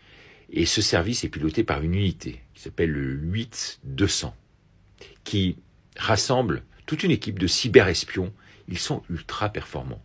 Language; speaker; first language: French; native; French